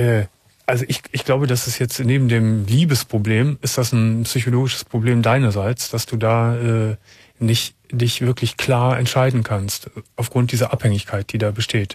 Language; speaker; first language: German; native; German